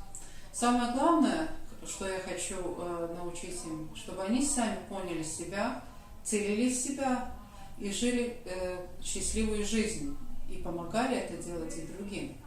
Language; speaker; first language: Russian; non-native, local second language; Latvian